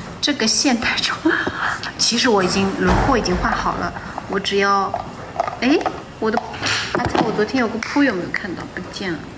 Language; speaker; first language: Chinese; native; Chinese